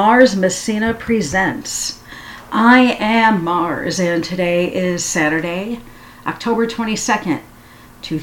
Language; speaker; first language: English; native; English